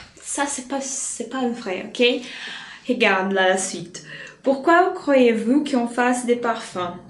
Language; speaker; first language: French; non-native, fluent; Portuguese